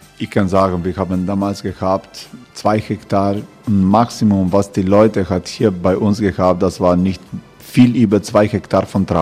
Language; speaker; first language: German; non-native, fluent; Croatian